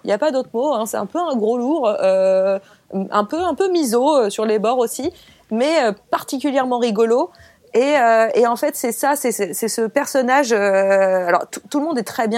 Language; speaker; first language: French; native; French